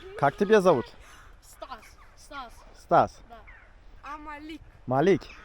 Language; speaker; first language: Russian; non-native, learner; Turkish